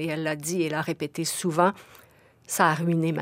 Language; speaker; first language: French; native; French